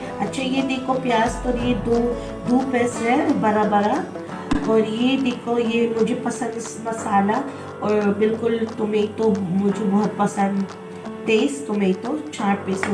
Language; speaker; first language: Hindi; non-native, learner; Filipino